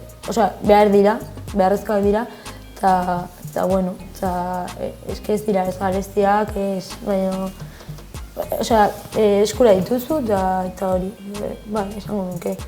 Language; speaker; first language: Basque; non-native, local second language; Spanish